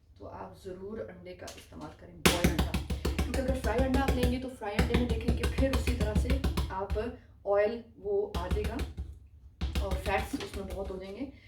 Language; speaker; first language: Urdu; non-native, local second language; Punjabi